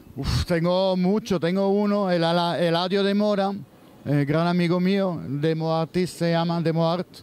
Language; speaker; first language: Spanish; non-native, fluent; Swiss German